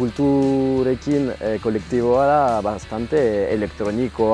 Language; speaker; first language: Basque; non-native, local second language; French